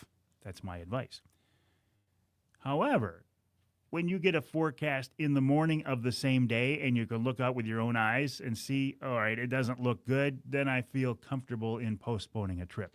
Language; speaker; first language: English; native; English